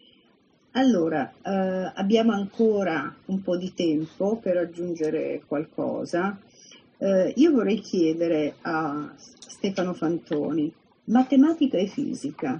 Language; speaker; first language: Italian; native; Italian